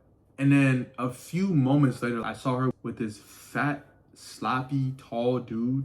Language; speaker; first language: English; native; English